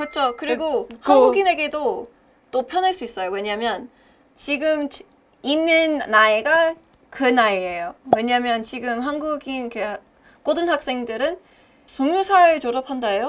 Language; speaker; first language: Korean; non-native, learner; English